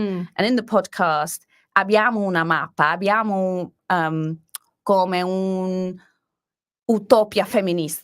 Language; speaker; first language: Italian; non-native, learner; English